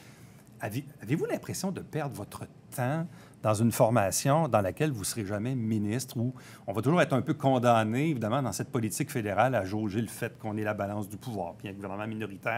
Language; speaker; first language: French; native; French